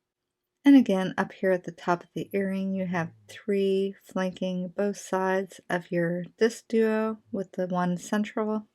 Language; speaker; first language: English; native; English